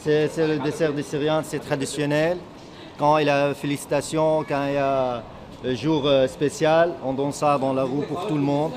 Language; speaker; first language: French; non-native, learner; Arabic